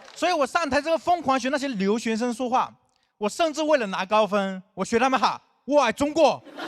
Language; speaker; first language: Chinese; non-native, local second language; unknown